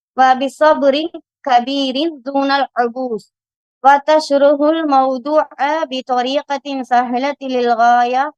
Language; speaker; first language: Arabic; non-native, learner; Tamil